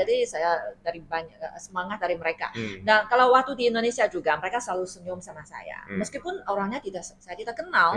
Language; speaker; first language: Indonesian; non-native, fluent; Chinese